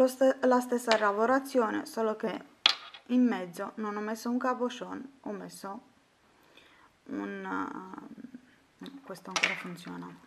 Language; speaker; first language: Italian; non-native, fluent; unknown